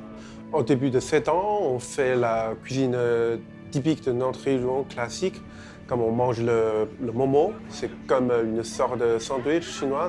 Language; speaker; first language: French; non-native, fluent; Chinese